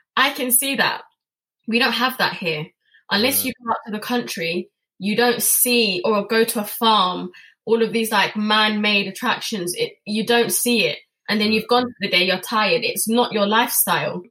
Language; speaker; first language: English; native; English